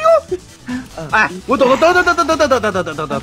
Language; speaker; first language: Chinese; native; Chinese